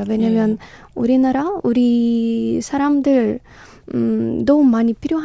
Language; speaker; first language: Korean; non-native, learner; Ukrainian